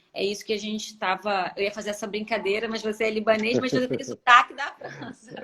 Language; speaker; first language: Portuguese; native; Portuguese